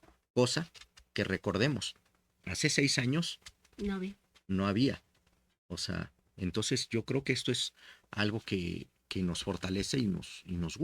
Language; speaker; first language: Spanish; native; Spanish